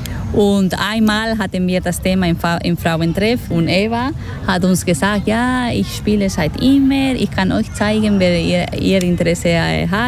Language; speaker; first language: German; non-native, fluent; Spanish